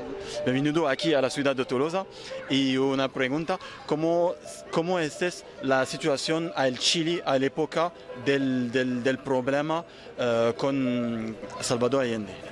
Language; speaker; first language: Spanish; non-native, learner; Arabic